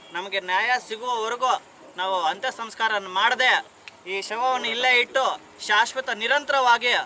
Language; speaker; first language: Kannada; native; Kannada